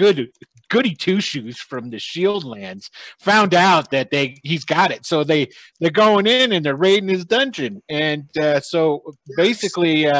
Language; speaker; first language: English; native; English